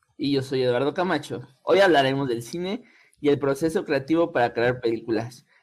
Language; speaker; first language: Spanish; native; Spanish